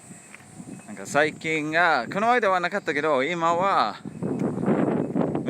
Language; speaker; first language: Japanese; non-native, fluent; English